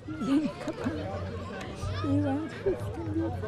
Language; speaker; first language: Polish; early bilingual, heritage; Polish